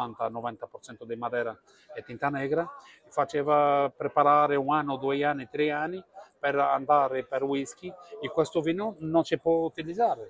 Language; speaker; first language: Italian; non-native, learner; Portuguese